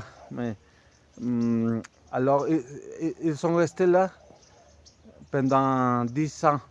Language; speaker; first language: French; non-native, fluent; Spanish